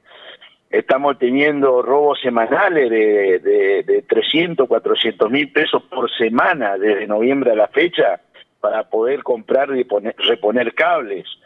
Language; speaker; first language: Spanish; native; Spanish